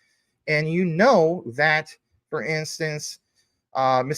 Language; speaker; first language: English; native; English